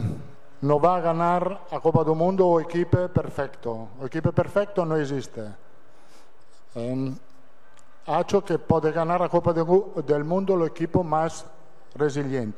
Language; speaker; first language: Portuguese; non-native, fluent; Italian